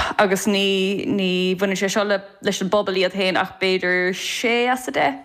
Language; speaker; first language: Irish; native; Irish